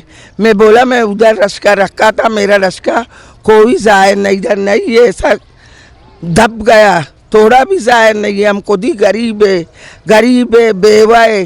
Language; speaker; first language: Hindi; non-native, local second language; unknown